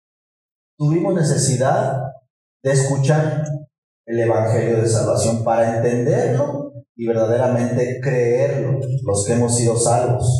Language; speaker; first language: Spanish; native; Spanish